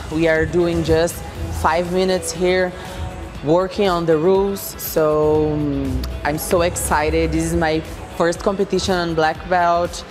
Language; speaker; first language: English; non-native, learner; Portuguese